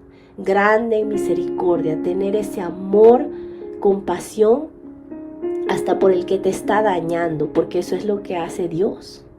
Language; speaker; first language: Spanish; native; Spanish